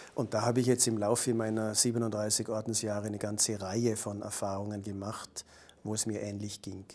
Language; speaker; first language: German; native; German